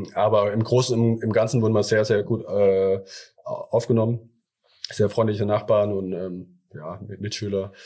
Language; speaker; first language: German; early bilingual, other home language; Thai